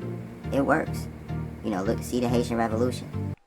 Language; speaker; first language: English; native; English